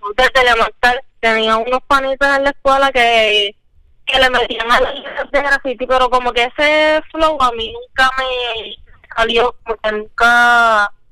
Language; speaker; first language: Spanish; native; Spanish